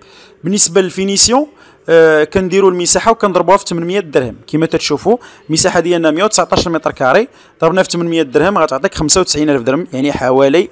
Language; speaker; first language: Arabic; native; Arabic